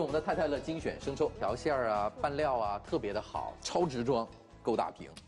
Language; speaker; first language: Chinese; native; Chinese